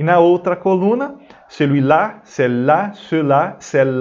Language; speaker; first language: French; non-native, fluent; Portuguese